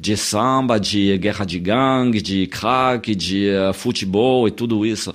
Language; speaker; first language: Portuguese; non-native, fluent; French